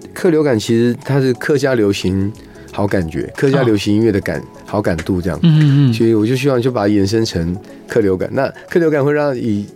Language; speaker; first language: Chinese; non-native, local second language; Hakka Chinese